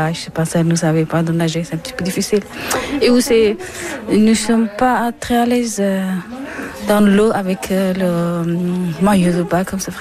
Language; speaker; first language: French; non-native, learner; Persian